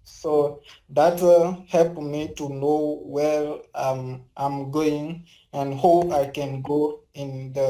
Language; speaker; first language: English; non-native, learner; French